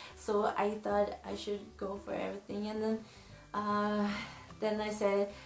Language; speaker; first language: English; non-native, fluent; Swedish